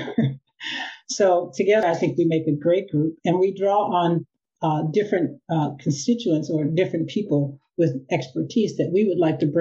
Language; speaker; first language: English; native; English